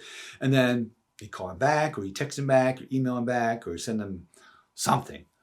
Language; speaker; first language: English; native; English